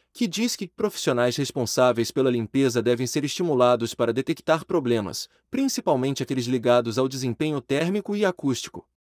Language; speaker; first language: Portuguese; native; Portuguese